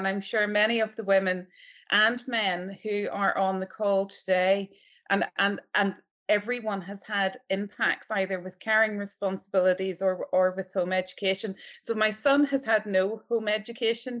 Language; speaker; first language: English; native; English